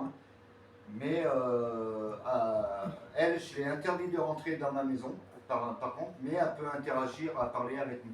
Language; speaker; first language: French; native; French